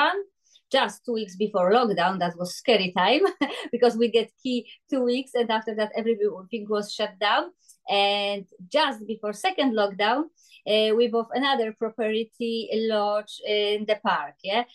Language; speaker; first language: English; non-native, learner; Polish